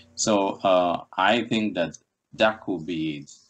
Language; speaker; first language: English; non-native, local second language; Igbo